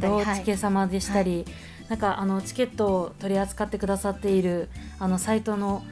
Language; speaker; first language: Japanese; native; Japanese